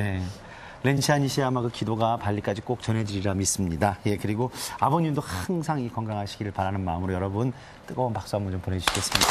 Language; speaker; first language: Korean; native; Korean